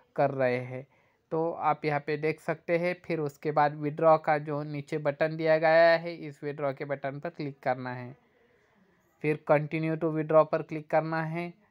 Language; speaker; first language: Hindi; non-native, local second language; Marathi